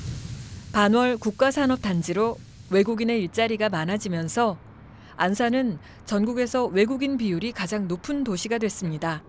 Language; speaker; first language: Korean; native; Korean